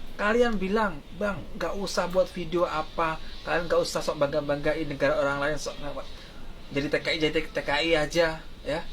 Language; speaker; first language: Indonesian; native; Indonesian